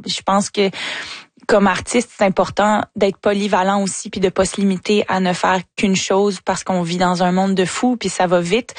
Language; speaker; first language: French; native; French